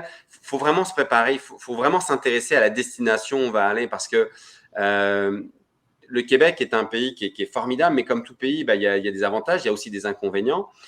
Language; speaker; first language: French; native; French